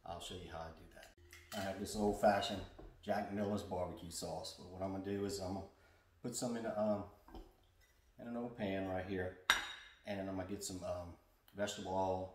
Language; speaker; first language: English; native; English